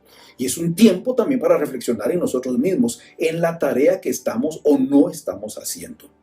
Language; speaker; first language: Spanish; native; Spanish